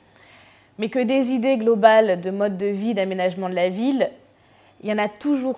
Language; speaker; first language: French; native; French